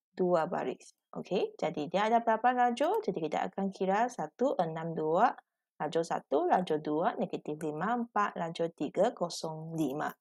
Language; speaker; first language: Malay; non-native, local second language; Chinese